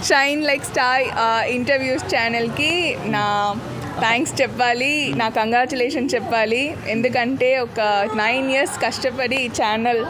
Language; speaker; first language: Telugu; non-native, learner; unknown